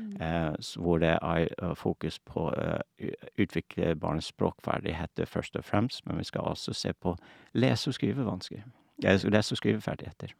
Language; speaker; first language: Norwegian; non-native, fluent; English